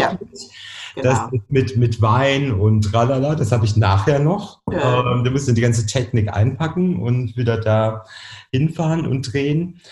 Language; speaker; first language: German; native; German